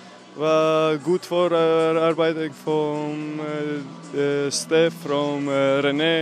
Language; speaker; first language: German; non-native, learner; Albanian